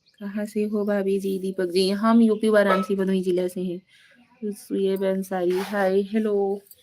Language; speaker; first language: Hindi; native; Hindi